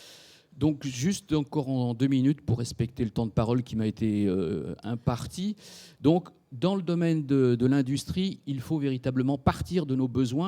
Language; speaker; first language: French; native; French